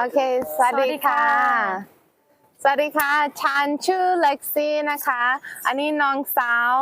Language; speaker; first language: Thai; non-native, learner; English